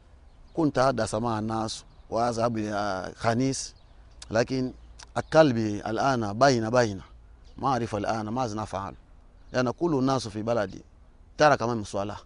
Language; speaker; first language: Arabic; non-native, learner; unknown